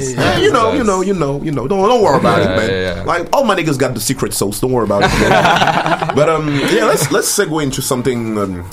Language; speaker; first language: English; early bilingual, other home language; French